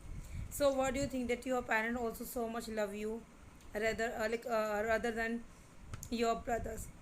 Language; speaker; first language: English; non-native, local second language; Hindi